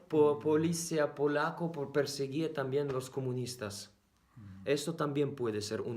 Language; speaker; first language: Spanish; non-native, fluent; Ukrainian